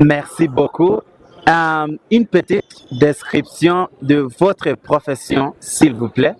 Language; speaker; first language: French; non-native, fluent; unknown